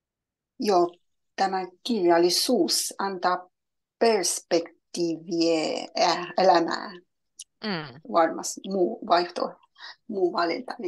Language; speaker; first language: Finnish; non-native, learner; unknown